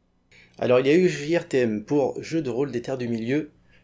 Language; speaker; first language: French; native; French